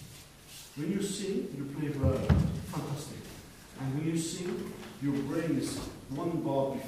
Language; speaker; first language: English; non-native, learner; German